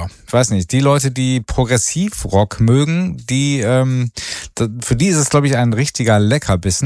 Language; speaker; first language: German; native; German